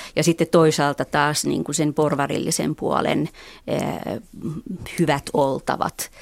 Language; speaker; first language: Finnish; native; Finnish